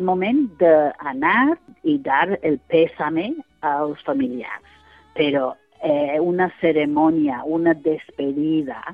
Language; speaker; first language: Catalan; non-native, fluent; English